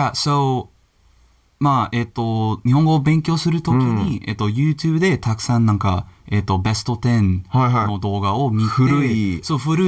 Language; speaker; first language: Japanese; non-native, learner; English